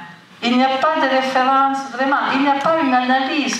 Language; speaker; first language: French; non-native, fluent; Italian